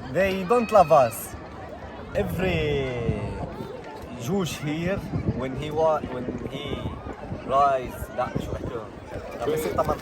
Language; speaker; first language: English; non-native, learner; Arabic